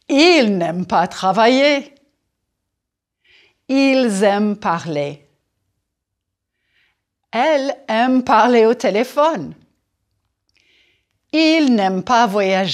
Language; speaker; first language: French; non-native, fluent; English